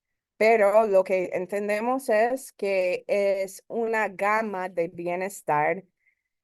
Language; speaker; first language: Spanish; early bilingual, heritage; Spanish